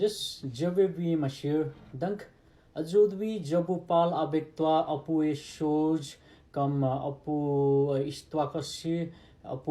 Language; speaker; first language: French; non-native, learner; Nepali